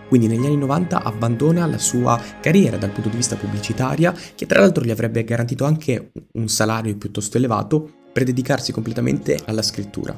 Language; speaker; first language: Italian; native; Italian